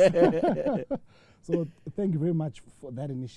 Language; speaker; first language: English; non-native, local second language; Shona